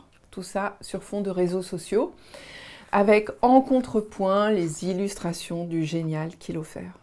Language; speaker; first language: French; native; French